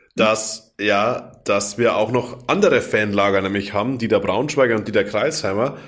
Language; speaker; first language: German; native; German